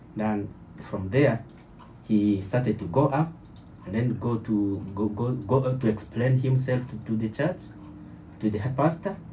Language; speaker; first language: English; non-native, learner; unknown